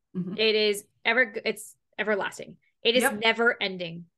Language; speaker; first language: English; native; English